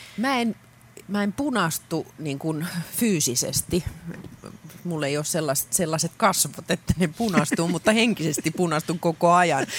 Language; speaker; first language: Finnish; non-native, local second language; Swedish